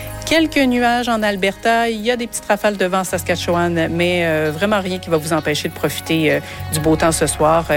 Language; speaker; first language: French; native; French